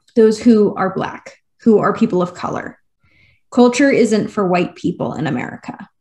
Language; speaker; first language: English; native; English